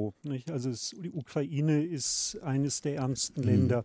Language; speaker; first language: German; native; German